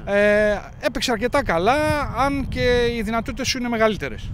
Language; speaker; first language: Greek; native; Greek